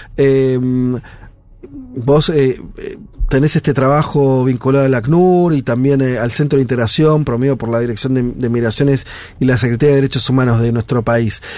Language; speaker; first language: Spanish; native; Spanish